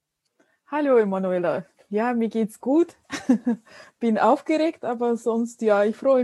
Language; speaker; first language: German; non-native, fluent; Russian